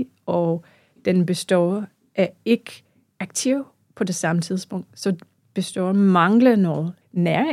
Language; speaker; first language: Danish; non-native, fluent; English